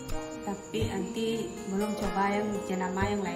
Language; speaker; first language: Malay; native; Malay